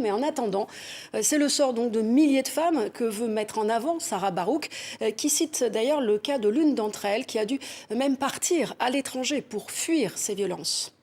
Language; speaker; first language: French; native; French